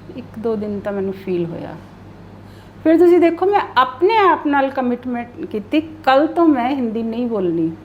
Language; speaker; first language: Punjabi; non-native, local second language; Hindi